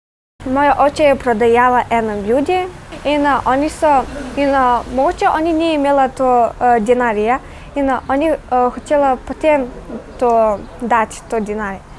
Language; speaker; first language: Russian; non-native, learner; Mongolian